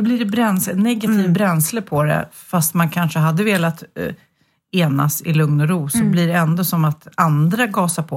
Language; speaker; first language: Swedish; native; Swedish